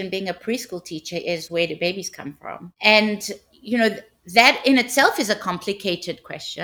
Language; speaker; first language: English; native; English